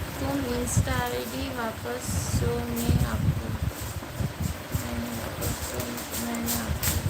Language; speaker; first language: Hindi; non-native, local second language; Bangla